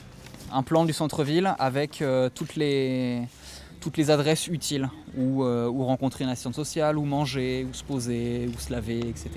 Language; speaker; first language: French; native; French